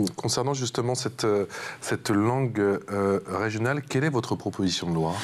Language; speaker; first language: French; native; French